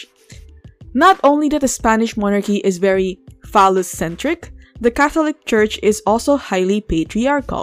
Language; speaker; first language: English; non-native, local second language; Filipino